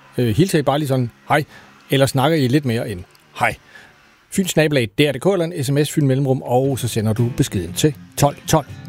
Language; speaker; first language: Danish; native; Danish